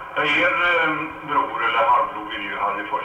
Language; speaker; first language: Swedish; non-native, fluent; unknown